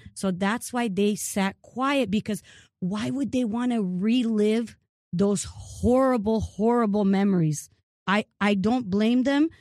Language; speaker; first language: English; early bilingual, other home language; Ukrainian